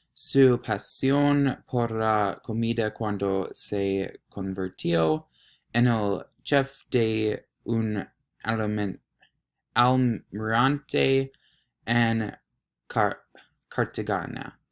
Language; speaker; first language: Spanish; non-native, learner; English